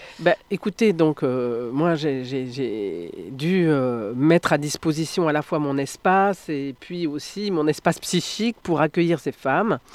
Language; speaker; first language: French; native; French